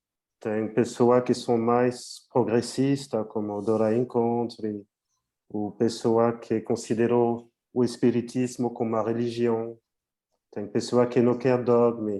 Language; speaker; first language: Portuguese; non-native, fluent; French